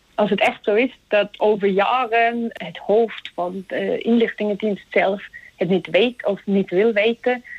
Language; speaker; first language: Dutch; non-native, fluent; Swiss German